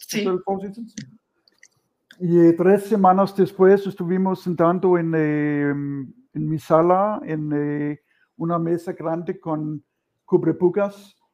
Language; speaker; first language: Spanish; non-native, fluent; Danish